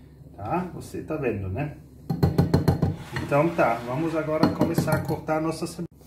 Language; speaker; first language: Portuguese; non-native, fluent; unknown